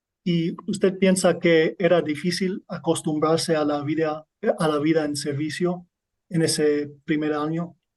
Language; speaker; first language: Spanish; non-native, learner; English